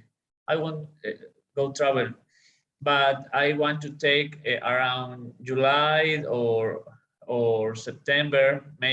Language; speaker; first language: English; non-native, learner; Spanish